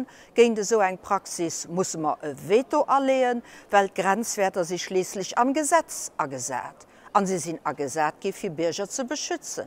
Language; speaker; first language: German; non-native, local second language; Luxembourgish